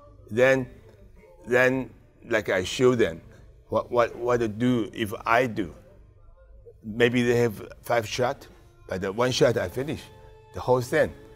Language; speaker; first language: English; non-native, learner; Chinese